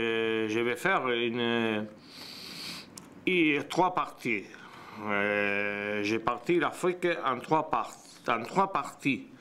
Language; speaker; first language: French; non-native, learner; Spanish